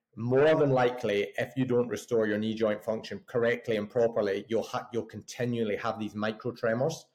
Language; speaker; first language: English; native; English